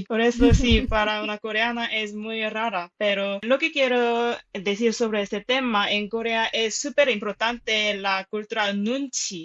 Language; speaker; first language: Spanish; non-native, fluent; Korean